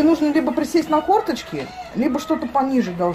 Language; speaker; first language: Russian; native; Russian